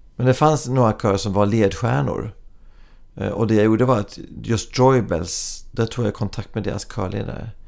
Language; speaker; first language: Swedish; early bilingual, other home language; English